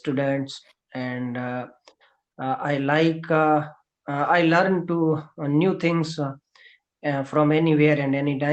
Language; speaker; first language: English; non-native, learner; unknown